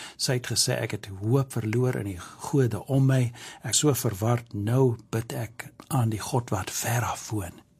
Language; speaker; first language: Afrikaans; early bilingual, heritage; English